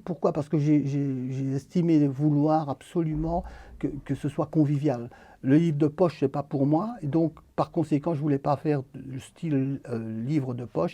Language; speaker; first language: French; native; French